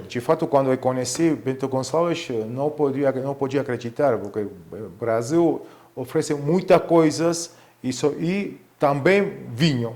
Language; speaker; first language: Portuguese; non-native, fluent; Georgian